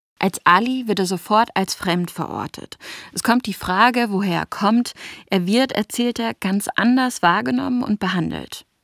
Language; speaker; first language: German; native; German